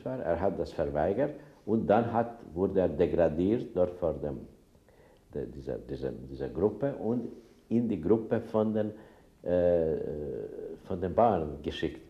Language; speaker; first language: German; non-native, fluent; Serbian